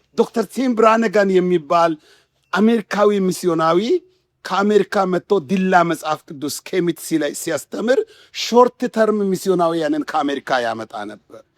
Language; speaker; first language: Amharic; non-native, local second language; Wolaytta